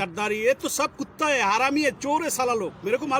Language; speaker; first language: Hindi; non-native, fluent; Bangla